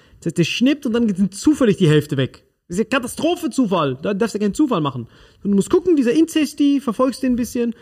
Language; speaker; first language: German; non-native, fluent; Spanish